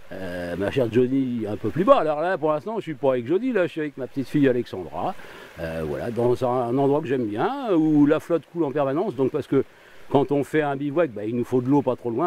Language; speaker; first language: French; native; French